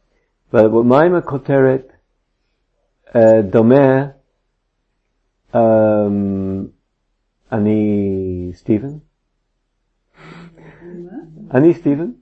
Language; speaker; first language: Hebrew; non-native, fluent; English